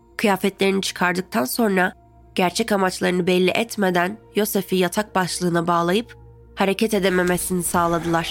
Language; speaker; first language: Turkish; native; Turkish